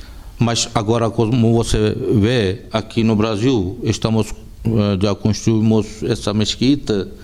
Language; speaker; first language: Portuguese; non-native, fluent; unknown